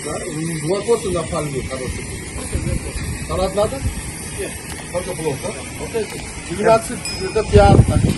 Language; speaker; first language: Russian; non-native, learner; Tajik